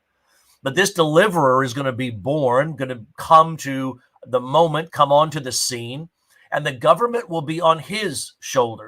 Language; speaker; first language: English; native; English